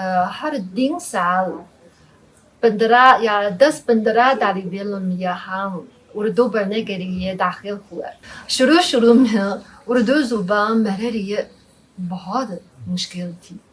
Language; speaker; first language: Hindi; non-native, fluent; Chinese